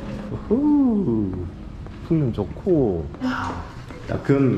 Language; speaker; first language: Korean; native; Korean